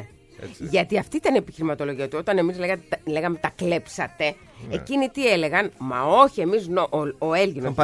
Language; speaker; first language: Greek; native; Greek